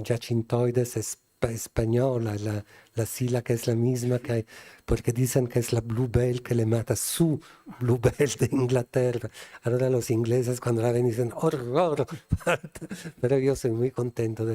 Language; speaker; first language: Spanish; non-native, fluent; Italian